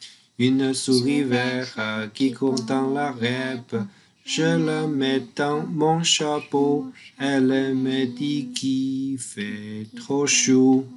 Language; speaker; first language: French; non-native, learner; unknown